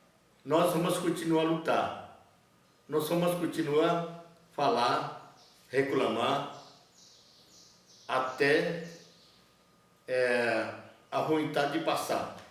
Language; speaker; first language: Portuguese; non-native, local second language; Yanomámi